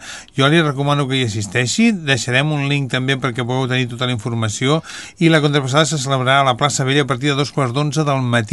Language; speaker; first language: Catalan; native; Catalan